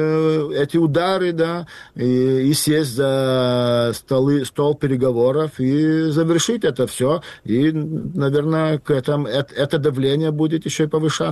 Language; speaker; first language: Russian; non-native, fluent; Lithuanian